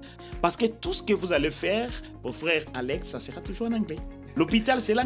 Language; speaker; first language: French; non-native, local second language; Lingala